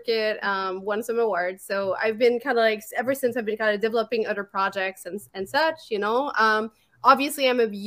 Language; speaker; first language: English; non-native, fluent; French